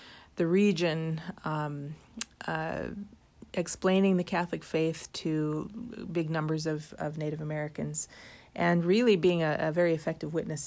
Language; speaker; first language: English; native; English